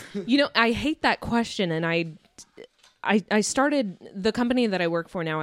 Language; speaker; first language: English; native; English